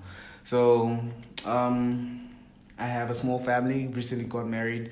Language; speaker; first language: English; non-native, local second language; Swati